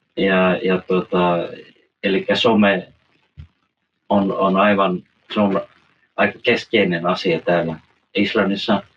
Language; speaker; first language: Finnish; early bilingual, heritage; Finnish